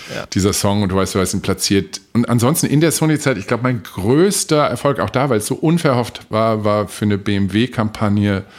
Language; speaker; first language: German; native; German